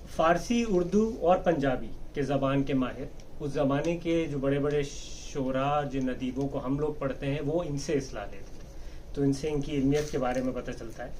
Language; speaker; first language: Urdu; native; Urdu